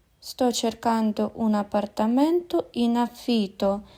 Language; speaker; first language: Italian; non-native, fluent; Ukrainian